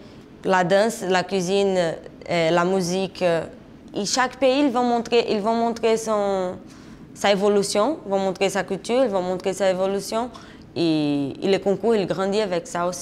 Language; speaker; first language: French; non-native, fluent; Portuguese